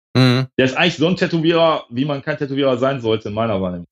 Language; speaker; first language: German; native; German